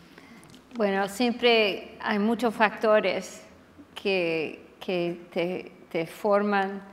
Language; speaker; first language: Spanish; non-native, fluent; English